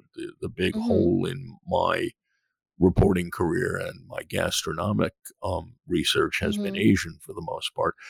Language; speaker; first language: English; native; English